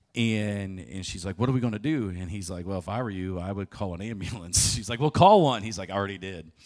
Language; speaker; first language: English; native; English